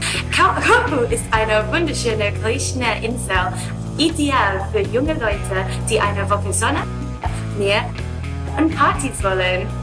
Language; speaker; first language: German; non-native, learner; English